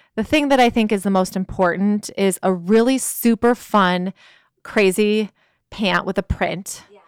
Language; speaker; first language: English; native; English